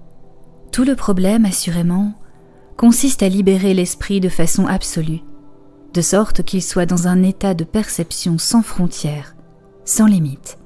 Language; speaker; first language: French; native; French